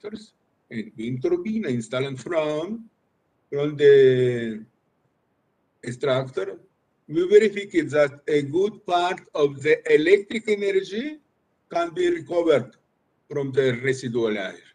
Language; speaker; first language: English; non-native, learner; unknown